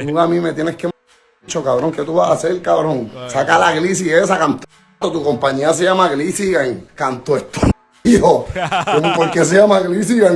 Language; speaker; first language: Spanish; native; Spanish